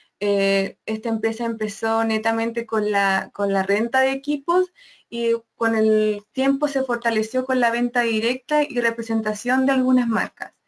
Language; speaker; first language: Spanish; native; Spanish